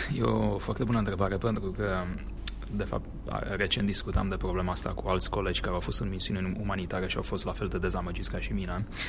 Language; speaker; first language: Romanian; native; Romanian